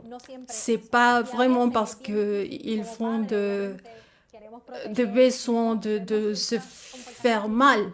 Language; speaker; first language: French; non-native, fluent; Spanish